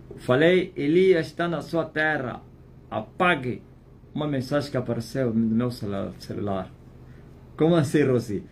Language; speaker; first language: Portuguese; native; Portuguese